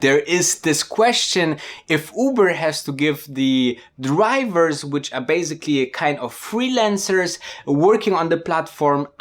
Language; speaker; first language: English; non-native, fluent; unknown